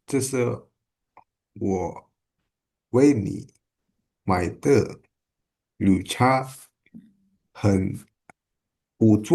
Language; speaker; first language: Chinese; non-native, learner; Indonesian